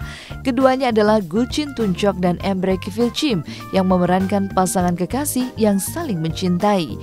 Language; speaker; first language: Indonesian; native; Indonesian